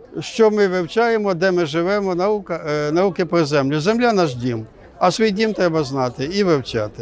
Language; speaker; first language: Ukrainian; non-native, local second language; Russian